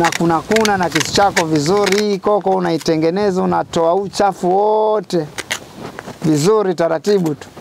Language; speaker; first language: Swahili; non-native, local second language; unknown